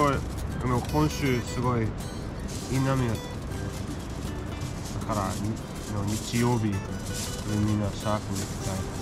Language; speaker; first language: Japanese; non-native, learner; English